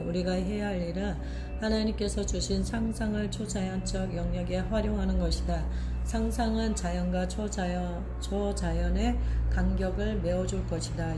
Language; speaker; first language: Korean; native; Korean